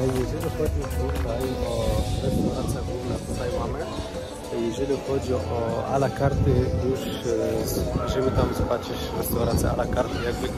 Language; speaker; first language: Polish; non-native, learner; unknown